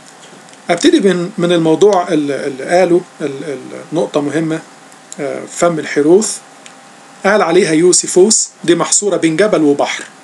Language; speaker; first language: Arabic; native; Arabic